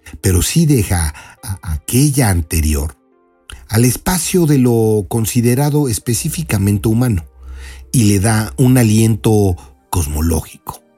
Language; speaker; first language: Spanish; native; Spanish